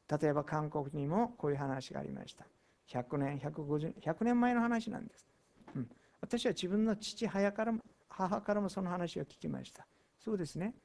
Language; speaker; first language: Japanese; non-native, fluent; Korean